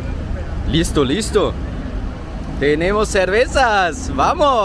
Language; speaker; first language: Spanish; non-native, learner; German